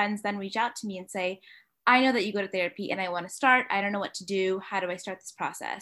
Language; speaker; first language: English; native; English